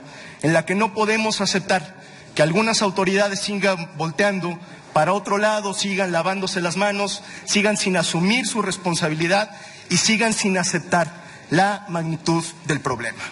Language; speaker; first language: Spanish; native; Spanish